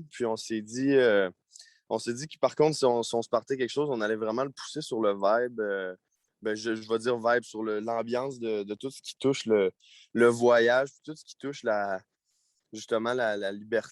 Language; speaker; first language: French; native; French